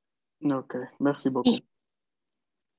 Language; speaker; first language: French; non-native, fluent; Spanish